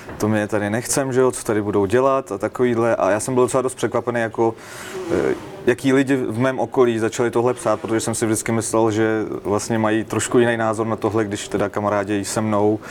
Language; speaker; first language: Czech; early bilingual, other home language; Armenian